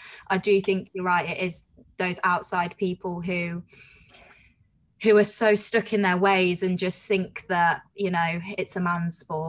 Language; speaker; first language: English; native; English